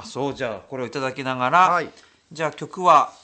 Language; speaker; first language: Japanese; native; Japanese